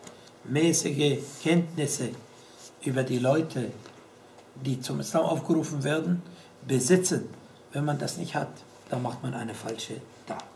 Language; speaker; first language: German; non-native, fluent; Arabic